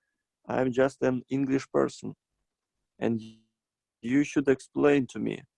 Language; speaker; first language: English; non-native, fluent; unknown